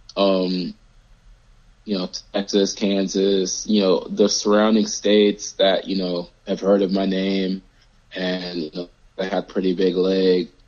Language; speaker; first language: English; native; English